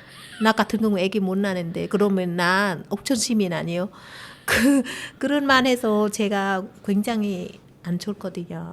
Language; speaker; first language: Korean; non-native, learner; Vietnamese